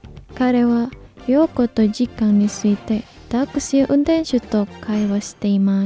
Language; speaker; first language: Japanese; non-native, fluent; Indonesian